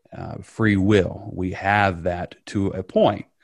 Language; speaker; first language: English; native; English